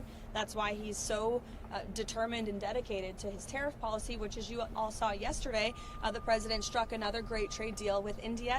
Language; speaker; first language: English; native; English